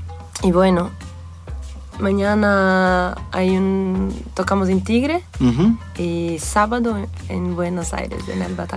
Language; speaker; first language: Spanish; non-native, fluent; Portuguese